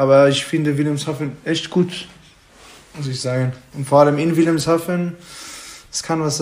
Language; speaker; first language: German; non-native, fluent; Hebrew